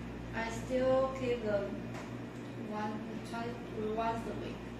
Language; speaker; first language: English; non-native, learner; Chinese